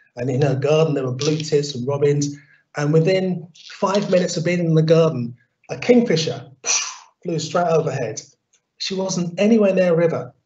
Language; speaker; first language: English; native; English